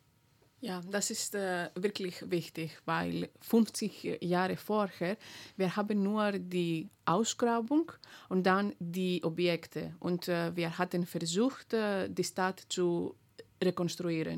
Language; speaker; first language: German; non-native, fluent; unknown